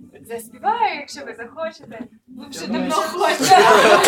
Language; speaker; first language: Ukrainian; early bilingual, other home language; English